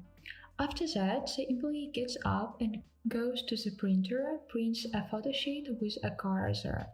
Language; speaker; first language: English; non-native, fluent; Ukrainian